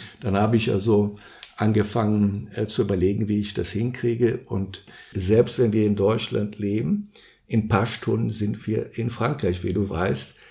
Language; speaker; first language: German; non-native, fluent; Portuguese